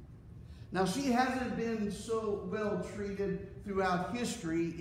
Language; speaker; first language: English; native; English